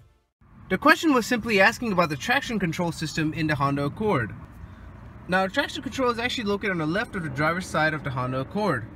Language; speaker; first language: English; native; English